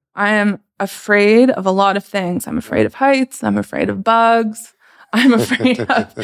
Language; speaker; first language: English; native; English